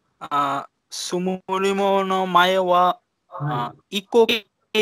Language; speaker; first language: Japanese; non-native, learner; Bangla